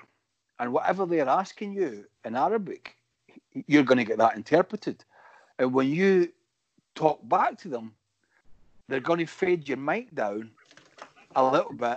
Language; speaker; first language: English; native; English